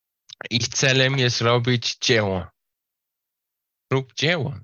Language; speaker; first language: Polish; non-native, learner; Slovak